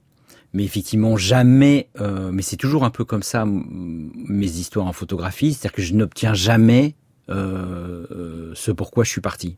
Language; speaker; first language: French; native; French